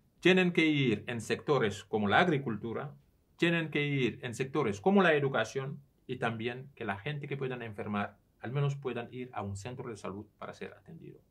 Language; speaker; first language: Spanish; non-native, fluent; Serer